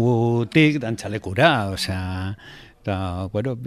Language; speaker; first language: Basque; non-native, local second language; Spanish